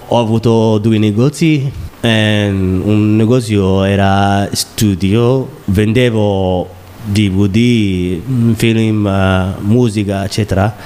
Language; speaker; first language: Italian; non-native, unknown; Somali